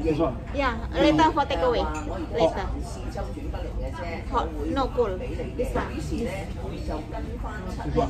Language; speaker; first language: English; non-native, learner; Indonesian